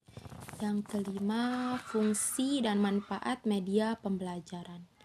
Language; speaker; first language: Indonesian; native; Indonesian